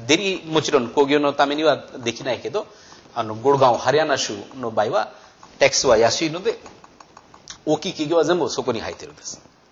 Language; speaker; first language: Japanese; non-native, fluent; Hindi